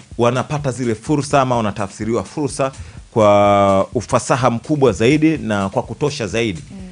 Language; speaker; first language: Swahili; native; Swahili